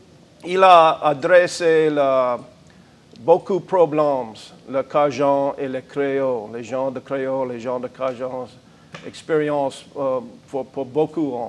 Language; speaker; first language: French; non-native, learner; English